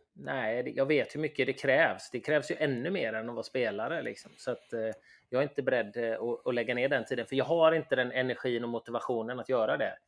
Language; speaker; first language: Swedish; native; Swedish